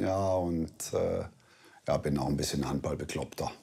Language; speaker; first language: German; native; German